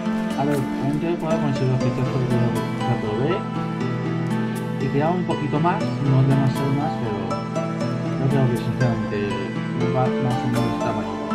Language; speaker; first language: Spanish; native; Spanish